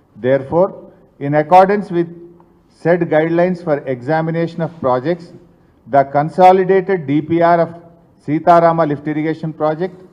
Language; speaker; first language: English; non-native, local second language; Telugu